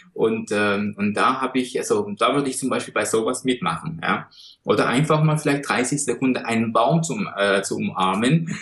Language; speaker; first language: German; non-native, fluent; Persian